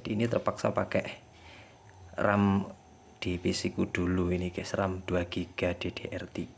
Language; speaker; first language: Indonesian; native; Indonesian